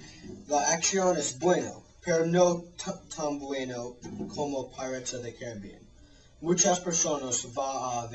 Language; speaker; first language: Spanish; non-native, learner; English